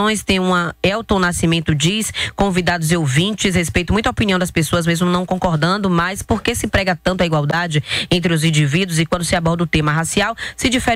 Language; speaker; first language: Portuguese; native; Portuguese